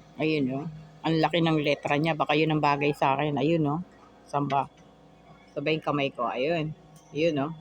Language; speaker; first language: Filipino; native; Filipino